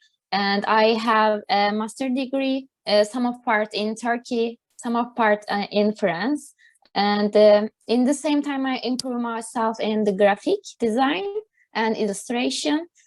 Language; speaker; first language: English; non-native, learner; Turkish